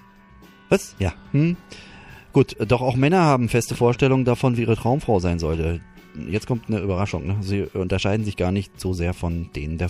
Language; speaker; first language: German; native; German